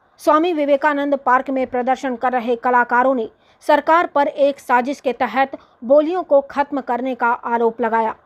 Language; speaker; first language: Hindi; native; Hindi